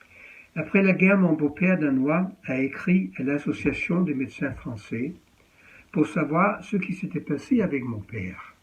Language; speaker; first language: French; early bilingual, heritage; French